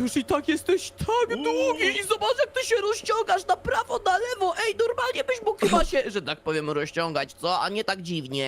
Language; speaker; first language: Polish; native; Polish